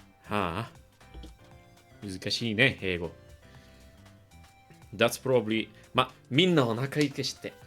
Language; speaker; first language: Japanese; non-native, learner; English